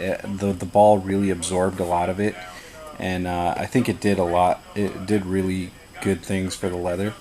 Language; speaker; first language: English; native; English